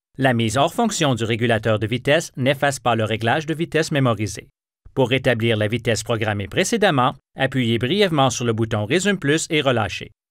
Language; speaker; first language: French; native; French